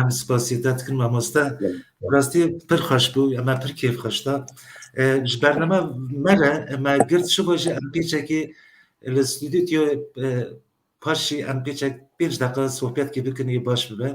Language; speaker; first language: Kurdish; native; Kurdish